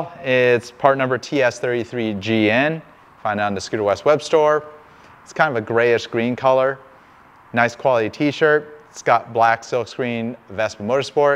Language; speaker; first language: English; native; English